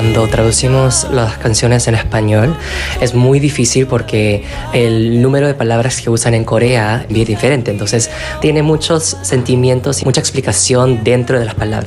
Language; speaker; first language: Spanish; non-native, fluent; Korean